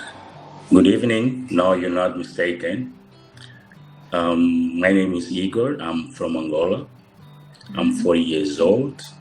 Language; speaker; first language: English; non-native, learner; Portuguese